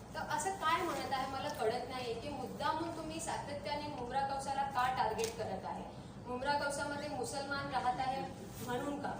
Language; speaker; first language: Marathi; non-native, local second language; Urdu